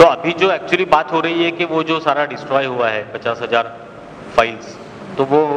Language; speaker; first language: Hindi; non-native, local second language; Marathi